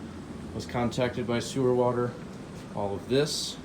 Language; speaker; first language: English; native; English